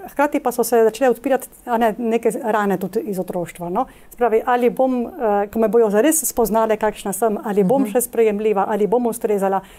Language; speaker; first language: Slovenian; early bilingual, heritage; Slovenian